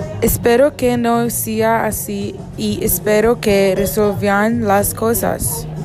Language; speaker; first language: Spanish; non-native, learner; English